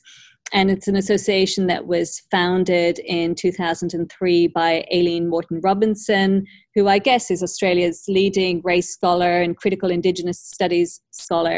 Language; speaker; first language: English; native; English